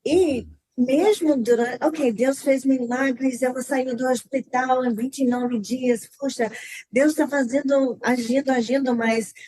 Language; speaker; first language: Portuguese; non-native, learner; English